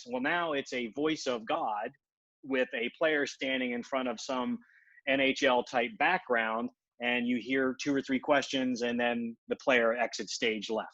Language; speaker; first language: English; native; English